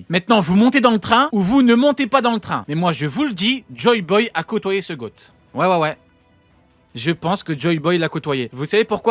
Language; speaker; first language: French; native; French